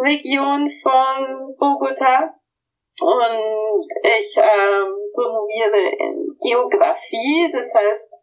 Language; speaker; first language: German; native; German